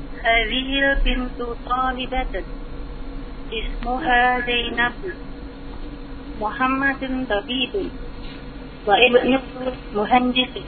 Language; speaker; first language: Arabic; non-native, learner; Indonesian